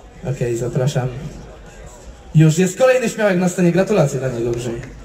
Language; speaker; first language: Polish; native; Polish